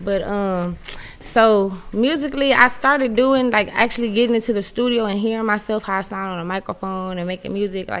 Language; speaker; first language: English; native; English